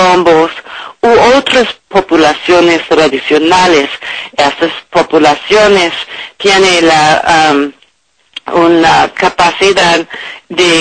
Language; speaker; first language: Spanish; non-native, learner; English